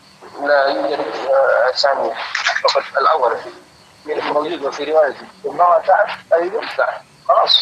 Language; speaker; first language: Arabic; non-native, fluent; Indonesian